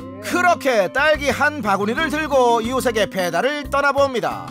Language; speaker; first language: Korean; native; Korean